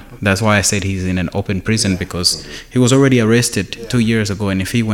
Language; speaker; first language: English; non-native, local second language; Kinyarwanda